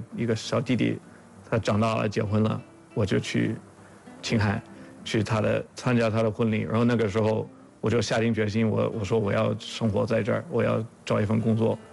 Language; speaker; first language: Chinese; non-native, fluent; English